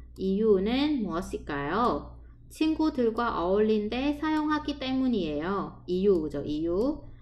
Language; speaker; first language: Korean; non-native, fluent; Vietnamese